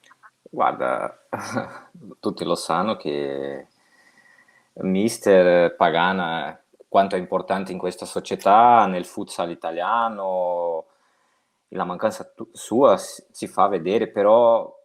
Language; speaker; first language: Italian; non-native, fluent; Portuguese